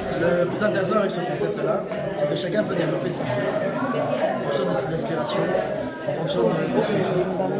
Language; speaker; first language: French; early bilingual, other home language; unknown